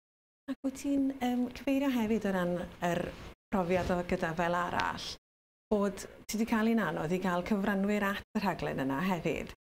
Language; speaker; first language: Welsh; native; Welsh